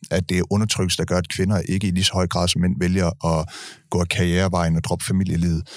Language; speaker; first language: Danish; native; Danish